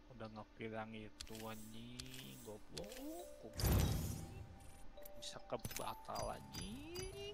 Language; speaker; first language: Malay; non-native, local second language; Sundanese